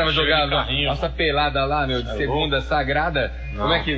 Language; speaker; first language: Portuguese; native; Portuguese